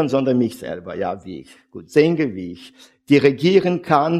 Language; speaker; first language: German; non-native, fluent; Russian